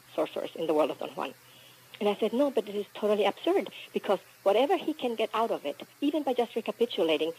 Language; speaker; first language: English; early bilingual, other home language; Spanish